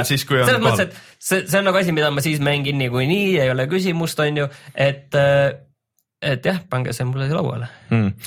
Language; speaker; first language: Estonian; native; Estonian